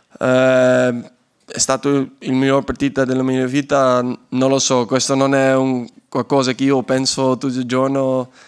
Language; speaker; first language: Italian; non-native, learner; Dutch